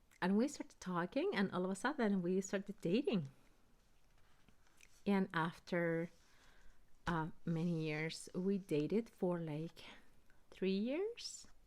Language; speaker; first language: English; early bilingual, other home language; Spanish